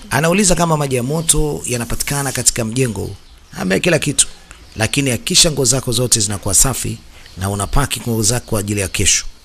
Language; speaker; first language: Swahili; native; Swahili